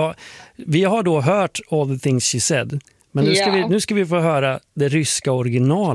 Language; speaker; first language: Swedish; native; Swedish